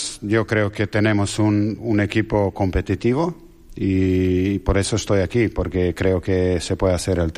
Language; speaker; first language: Spanish; non-native, fluent; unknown